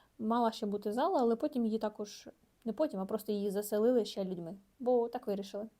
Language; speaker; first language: Ukrainian; native; Ukrainian